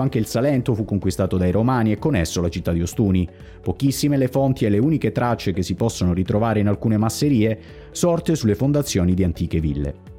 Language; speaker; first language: Italian; native; Italian